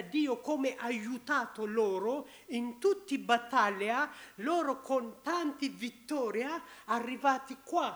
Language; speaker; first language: Italian; non-native, learner; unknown